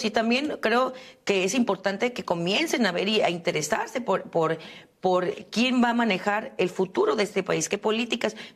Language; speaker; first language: Spanish; native; Spanish